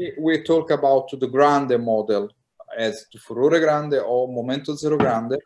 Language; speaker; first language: English; non-native, learner; Italian